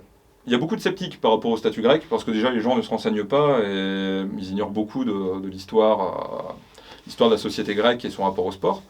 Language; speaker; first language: French; native; French